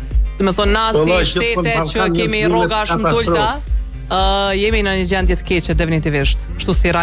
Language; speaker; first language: Albanian; native; Albanian